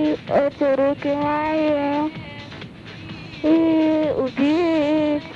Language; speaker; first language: Russian; native; Russian